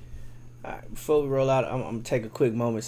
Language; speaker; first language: English; native; English